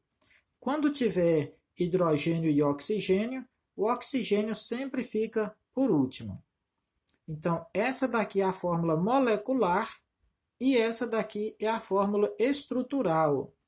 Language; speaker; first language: Portuguese; native; Portuguese